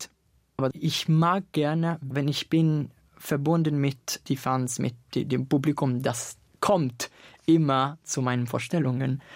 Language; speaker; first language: German; non-native, learner; Italian